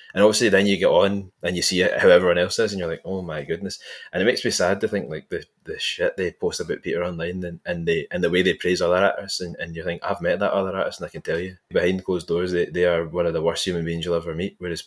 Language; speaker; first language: English; native; English